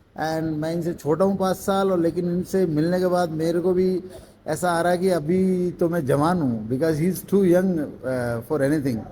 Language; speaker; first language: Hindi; native; Hindi